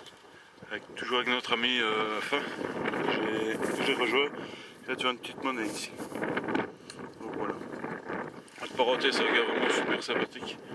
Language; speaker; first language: French; native; French